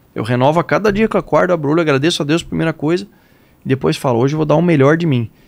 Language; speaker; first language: Portuguese; native; Portuguese